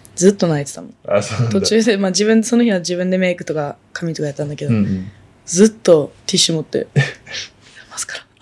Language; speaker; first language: Japanese; non-native, local second language; English